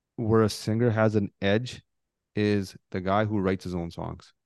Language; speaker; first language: English; early bilingual, other home language; Punjabi